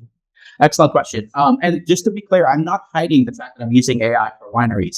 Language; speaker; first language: English; native; English